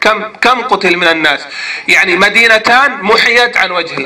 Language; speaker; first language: Arabic; native; Arabic